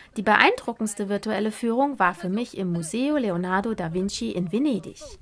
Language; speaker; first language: German; non-native, fluent; Chinese